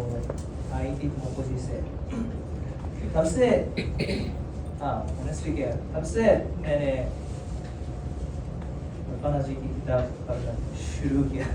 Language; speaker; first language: Hindi; non-native, fluent; Japanese